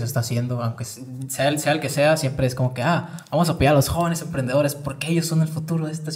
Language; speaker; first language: Spanish; native; Spanish